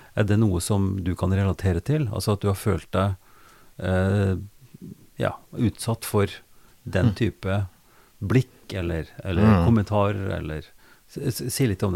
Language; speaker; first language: Norwegian; native; Norwegian